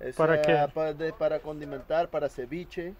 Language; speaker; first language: Spanish; native; Spanish